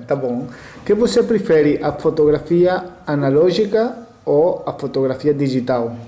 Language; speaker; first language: Portuguese; non-native, learner; Spanish